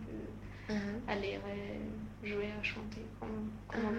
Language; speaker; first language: French; non-native, learner; Russian